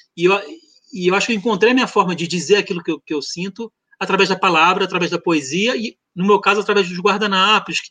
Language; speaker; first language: Portuguese; early bilingual, other home language; French